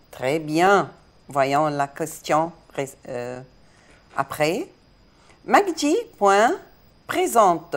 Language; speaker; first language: French; non-native, fluent; Arabic